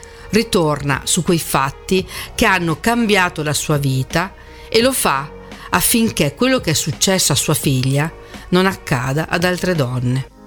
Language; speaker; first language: Italian; native; Italian